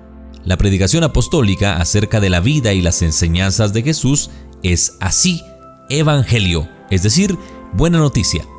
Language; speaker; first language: Spanish; native; Spanish